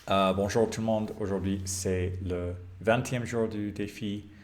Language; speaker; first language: French; non-native, fluent; English